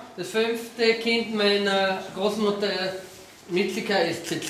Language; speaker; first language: German; non-native, fluent; Slovenian